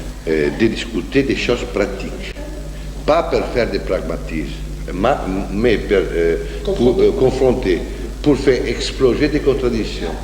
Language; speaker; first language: French; non-native, fluent; Italian